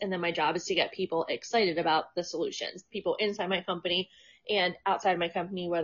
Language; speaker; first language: English; native; English